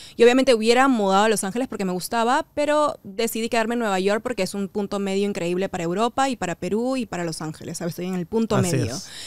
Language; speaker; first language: Spanish; native; Spanish